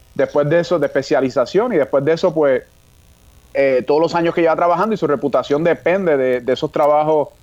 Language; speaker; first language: Spanish; native; Spanish